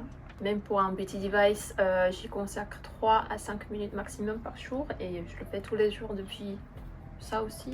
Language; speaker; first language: French; non-native, fluent; Korean